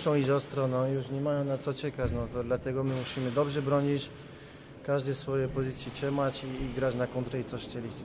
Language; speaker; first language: Polish; non-native, fluent; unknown